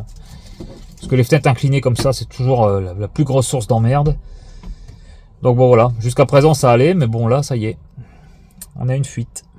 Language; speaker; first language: French; native; French